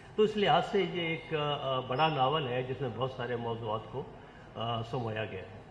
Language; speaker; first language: Urdu; non-native, local second language; Saraiki